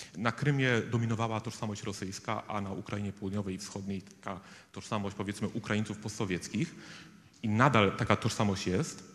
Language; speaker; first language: Polish; native; Polish